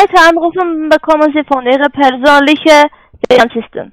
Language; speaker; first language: German; non-native, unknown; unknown